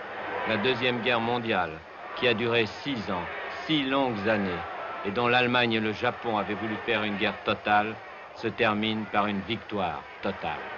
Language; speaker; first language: French; native; French